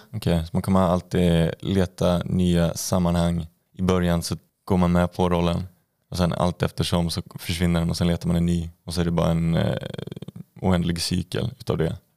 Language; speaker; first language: Swedish; native; Swedish